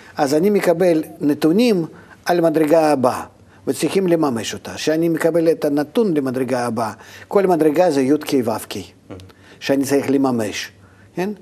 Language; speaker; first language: Hebrew; non-native, fluent; Russian